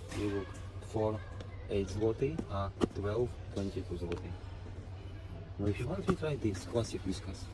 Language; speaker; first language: English; non-native, learner; Polish